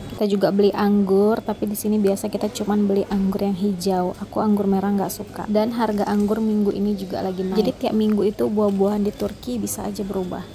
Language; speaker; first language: Indonesian; native; Indonesian